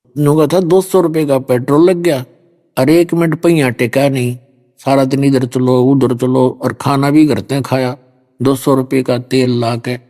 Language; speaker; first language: Hindi; native; Hindi